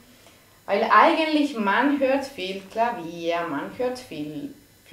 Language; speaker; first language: German; non-native, fluent; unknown